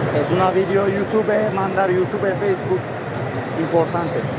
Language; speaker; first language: Spanish; non-native, learner; Azerbaijani